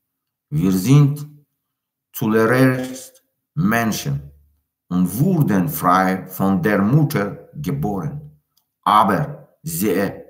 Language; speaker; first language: German; non-native, learner; Tajik